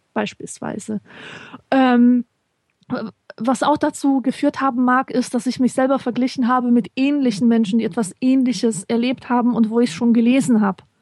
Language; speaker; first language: German; early bilingual, other home language; Polish